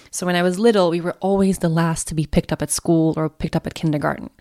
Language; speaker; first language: English; non-native, fluent; Swedish